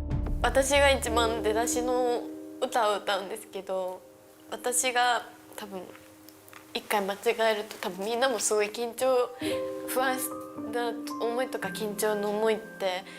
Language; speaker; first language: Japanese; native; Japanese